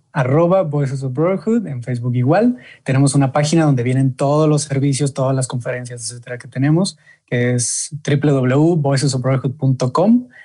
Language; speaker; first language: Spanish; native; Spanish